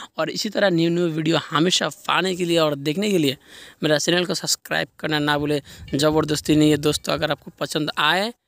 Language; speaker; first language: Hindi; non-native, local second language; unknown